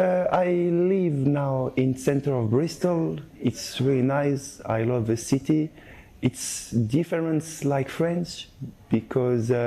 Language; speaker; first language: English; non-native, learner; French